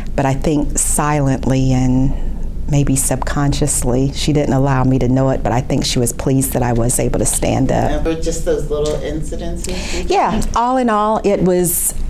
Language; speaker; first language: English; native; English